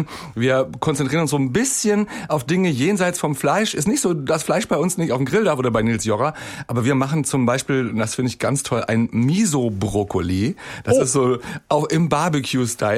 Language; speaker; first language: German; native; German